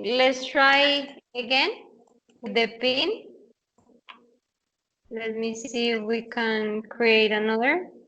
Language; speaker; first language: English; non-native, fluent; Spanish